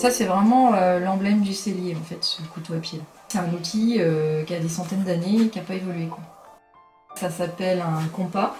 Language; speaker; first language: French; native; French